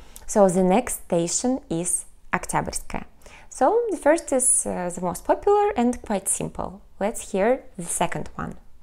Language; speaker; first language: English; non-native, fluent; Russian